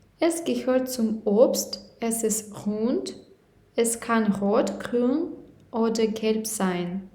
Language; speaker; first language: German; non-native, fluent; Ukrainian